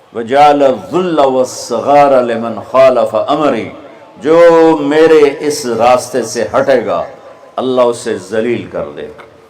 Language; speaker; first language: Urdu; non-native, local second language; Punjabi